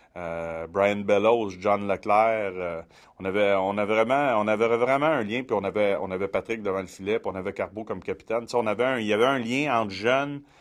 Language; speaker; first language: French; native; French